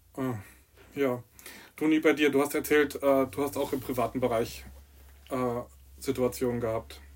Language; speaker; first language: German; native; German